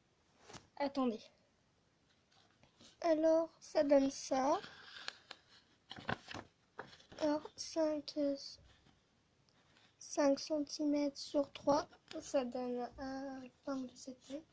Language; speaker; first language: French; native; French